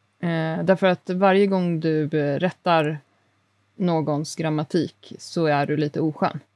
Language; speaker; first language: Swedish; native; Swedish